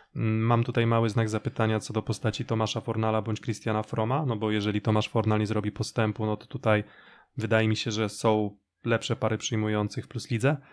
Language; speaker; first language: Polish; native; Polish